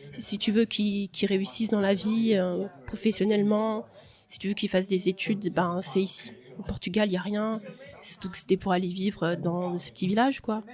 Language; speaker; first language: French; early bilingual, other home language; Portuguese